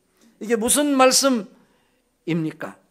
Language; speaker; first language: Korean; native; Korean